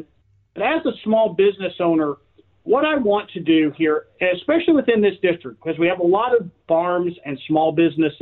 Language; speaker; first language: English; native; English